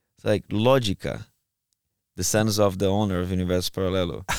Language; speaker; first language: English; non-native, fluent; Portuguese